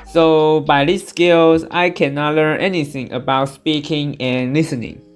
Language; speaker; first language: English; non-native, fluent; Chinese